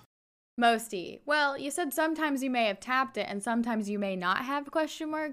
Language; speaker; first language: English; native; English